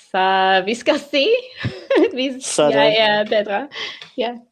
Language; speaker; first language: Danish; non-native, learner; English